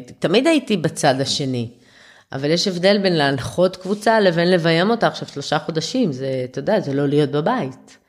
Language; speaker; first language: Hebrew; early bilingual, other home language; German